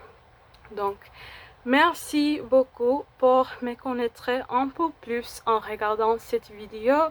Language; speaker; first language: French; non-native, fluent; Spanish